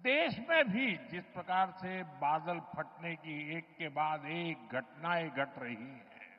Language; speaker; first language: Hindi; non-native, local second language; Gujarati